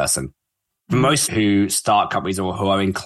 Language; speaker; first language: English; native; English